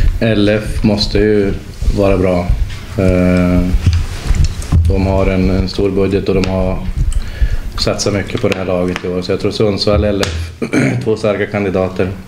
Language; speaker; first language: Swedish; native; Swedish